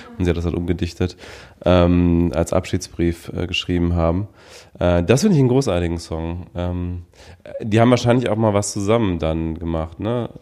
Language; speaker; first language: German; native; German